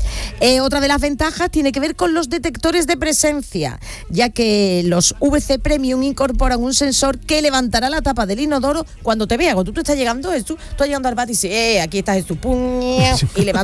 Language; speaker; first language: Spanish; native; Spanish